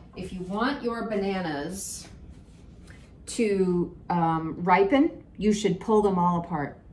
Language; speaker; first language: English; native; English